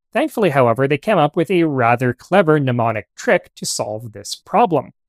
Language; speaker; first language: English; native; English